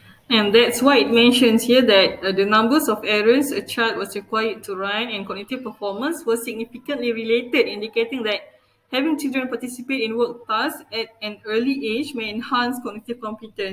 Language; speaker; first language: English; non-native, local second language; Malay